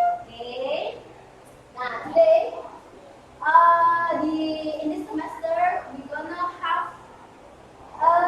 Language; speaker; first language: English; non-native, learner; Indonesian